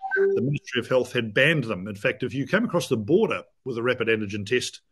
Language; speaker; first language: English; native; English